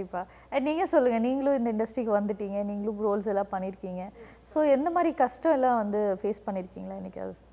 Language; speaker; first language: Tamil; native; Tamil